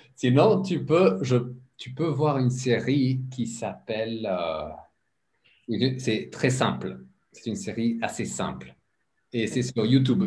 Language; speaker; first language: French; non-native, learner; English